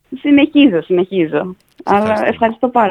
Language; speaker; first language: Greek; native; Greek